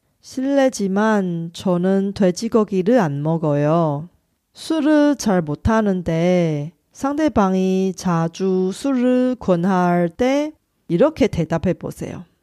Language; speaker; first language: Korean; non-native, fluent; Chinese